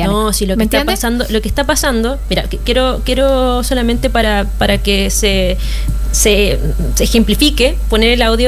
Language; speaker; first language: Spanish; native; Spanish